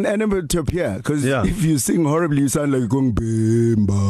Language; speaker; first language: English; non-native, local second language; Zulu